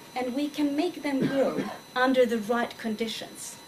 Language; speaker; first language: English; non-native, fluent; Swedish